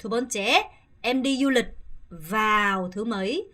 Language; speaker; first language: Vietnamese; non-native, fluent; Korean